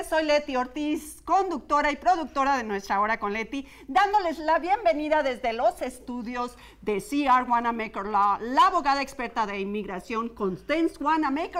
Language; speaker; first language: Spanish; native; Spanish